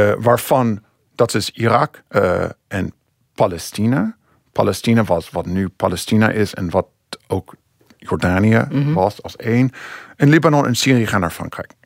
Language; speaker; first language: Dutch; non-native, fluent; English